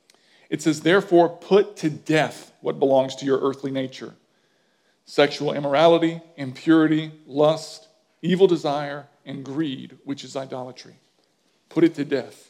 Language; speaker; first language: English; native; English